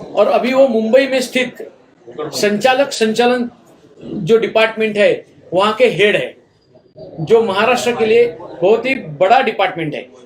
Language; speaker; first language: Hindi; non-native, local second language; Marathi